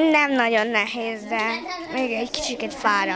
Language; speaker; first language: Hungarian; early bilingual, other home language; Chinese